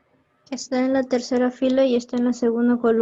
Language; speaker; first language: Spanish; native; Spanish